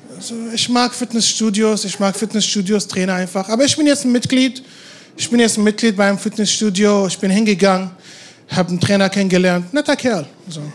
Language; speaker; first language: German; non-native, fluent; Arabic